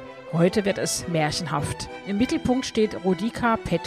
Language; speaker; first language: German; native; German